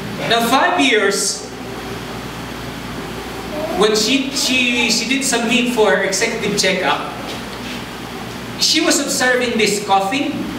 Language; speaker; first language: English; non-native, local second language; Chavacano